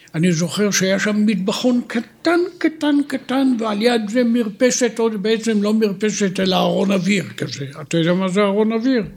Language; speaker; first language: Hebrew; native; Hebrew